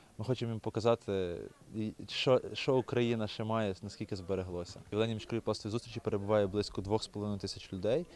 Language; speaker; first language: Ukrainian; native; Ukrainian